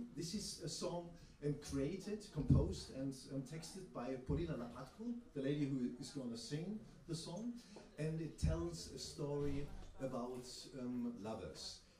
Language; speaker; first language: English; non-native, learner; German